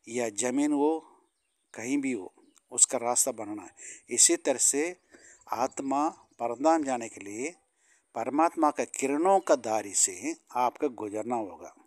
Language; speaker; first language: Hindi; non-native, local second language; Tamil